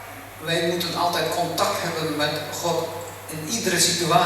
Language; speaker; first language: Dutch; early bilingual, other home language; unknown